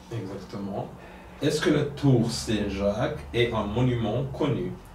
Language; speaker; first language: French; non-native, fluent; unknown